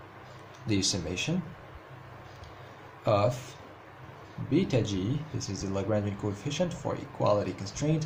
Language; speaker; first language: English; non-native, fluent; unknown